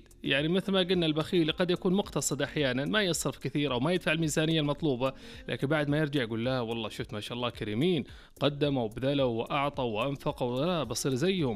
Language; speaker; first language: Arabic; native; Arabic